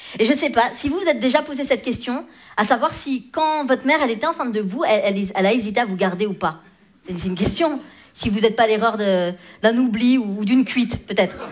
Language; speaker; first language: French; early bilingual, other home language; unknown